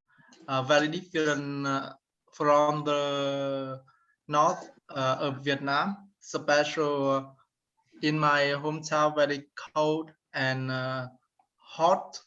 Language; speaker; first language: English; non-native, learner; Vietnamese